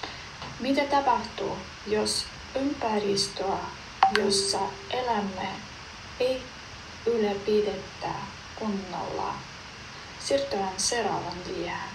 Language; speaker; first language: Finnish; non-native, learner; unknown